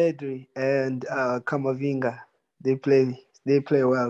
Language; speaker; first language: English; non-native, local second language; Zulu